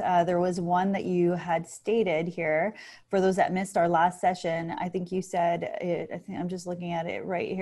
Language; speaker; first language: English; native; English